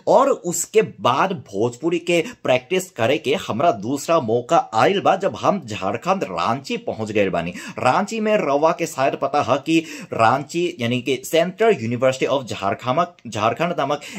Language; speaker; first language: Bhojpuri; non-native, learner; Korean